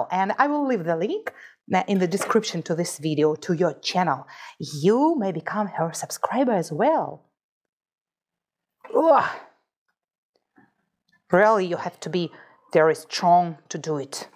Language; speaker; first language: English; non-native, fluent; Russian